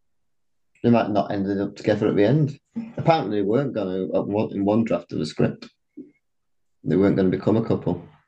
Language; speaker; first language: English; native; English